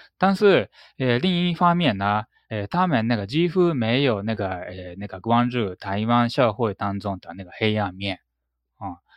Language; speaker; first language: Chinese; non-native, fluent; Japanese